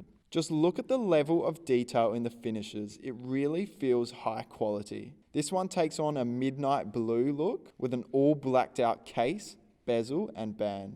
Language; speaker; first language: English; native; English